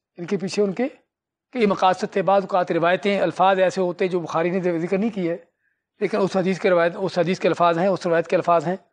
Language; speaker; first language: Urdu; native; Urdu